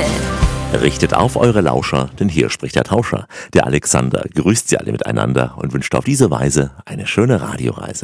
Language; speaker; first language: German; native; German